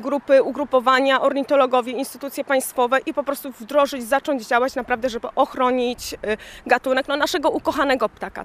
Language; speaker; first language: Polish; native; Polish